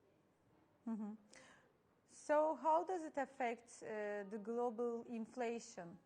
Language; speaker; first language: English; non-native, fluent; Turkish